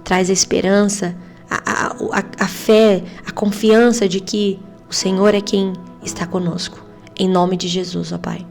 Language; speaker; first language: Portuguese; native; Portuguese